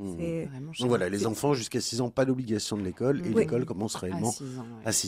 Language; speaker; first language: French; native; French